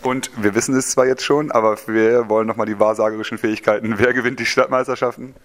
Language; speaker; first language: German; native; German